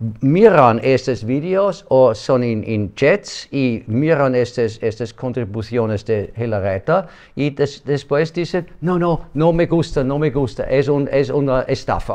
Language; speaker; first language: Spanish; non-native, learner; German